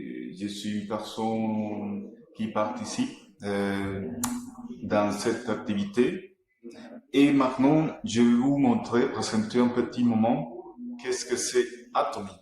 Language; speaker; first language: French; non-native, fluent; Spanish